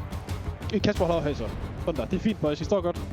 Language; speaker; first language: Danish; native; Danish